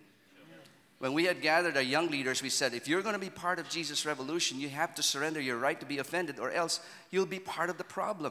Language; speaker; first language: English; non-native, local second language; Filipino